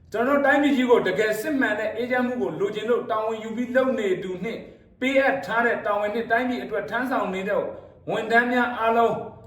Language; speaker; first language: Burmese; native; Burmese